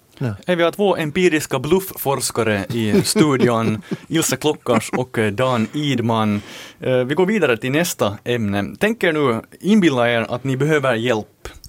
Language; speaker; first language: Swedish; native; Swedish